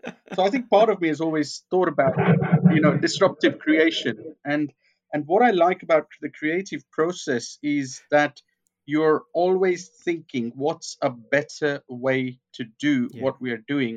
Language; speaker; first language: English; non-native, local second language; Gujarati